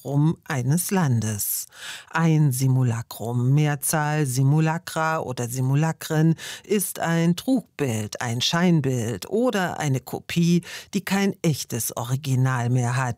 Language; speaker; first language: German; native; German